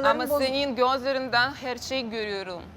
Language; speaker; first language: Turkish; non-native, learner; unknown